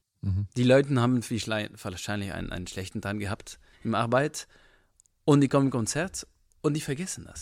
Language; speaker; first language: German; non-native, fluent; French